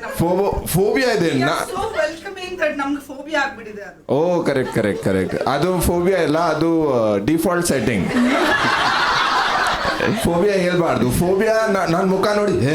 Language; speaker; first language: Kannada; non-native, local second language; Punjabi